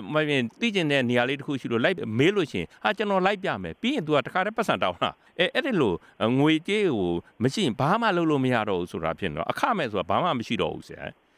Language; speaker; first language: Burmese; native; Burmese